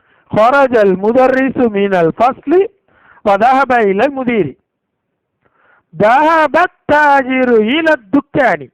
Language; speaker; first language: Arabic; non-native, fluent; Tamil